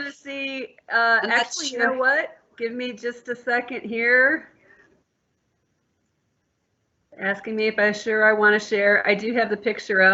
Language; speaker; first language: English; native; English